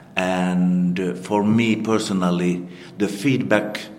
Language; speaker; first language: English; non-native, fluent; Finnish